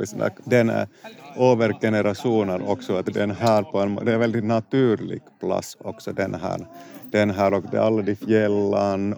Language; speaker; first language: Swedish; non-native, local second language; Finnish